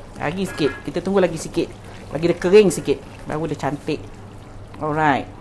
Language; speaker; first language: Malay; native; Malay